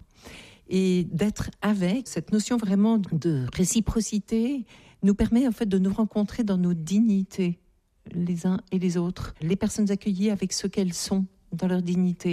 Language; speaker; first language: French; native; French